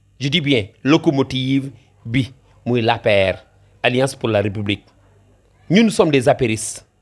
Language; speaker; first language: French; non-native, local second language; Wolof